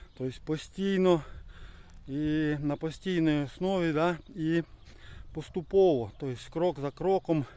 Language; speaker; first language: Ukrainian; non-native, local second language; Russian